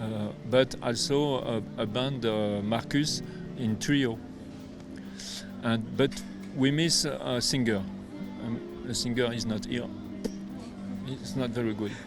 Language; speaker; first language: English; non-native, learner; French